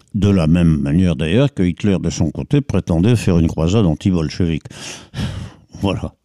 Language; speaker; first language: French; native; French